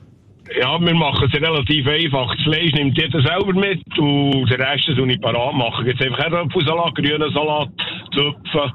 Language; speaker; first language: German; native; German